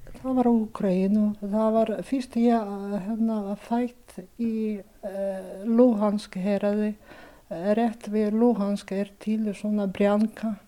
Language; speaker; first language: Icelandic; non-native, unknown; Ukrainian